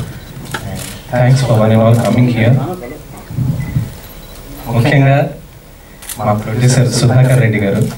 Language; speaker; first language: Telugu; native; Telugu